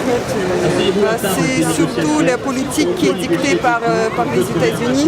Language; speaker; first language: French; non-native, fluent; Russian